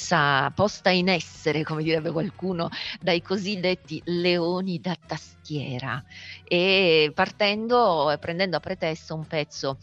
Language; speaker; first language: Italian; native; Italian